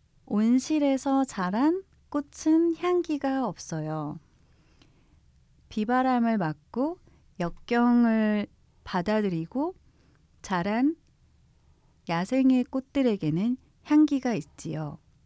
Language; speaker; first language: Korean; native; Korean